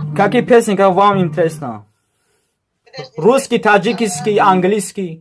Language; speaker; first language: Russian; non-native, learner; Tajik